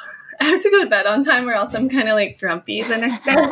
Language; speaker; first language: English; native; English